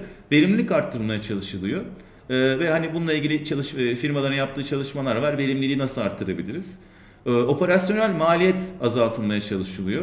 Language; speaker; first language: Turkish; native; Turkish